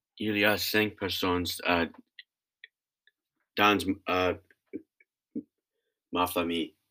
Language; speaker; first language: French; non-native, learner; English